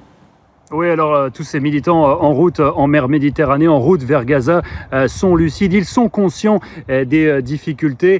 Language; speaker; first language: French; native; French